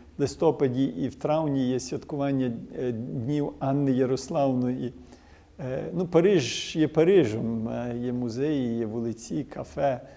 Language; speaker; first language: Ukrainian; early bilingual, heritage; Ukrainian